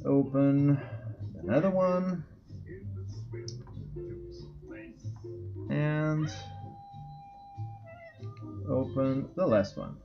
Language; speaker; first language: English; non-native, fluent; Portuguese